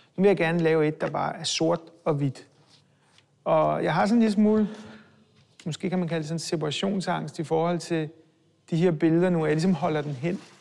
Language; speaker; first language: Danish; early bilingual, other home language; Hebrew